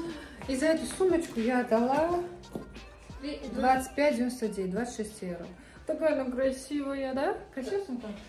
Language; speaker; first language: Russian; native; Russian